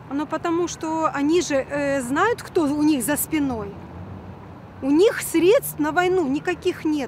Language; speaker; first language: Russian; native; Russian